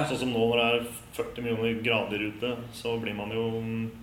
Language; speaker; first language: Norwegian; native; Norwegian